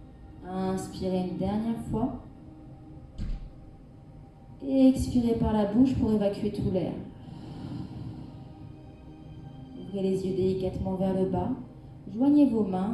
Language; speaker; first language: French; native; French